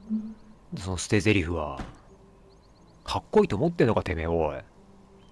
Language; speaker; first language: Japanese; native; Japanese